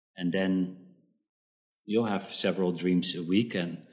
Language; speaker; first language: English; early bilingual, other home language; Dutch